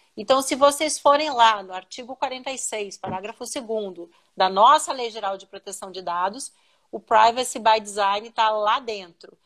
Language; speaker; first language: Portuguese; native; Portuguese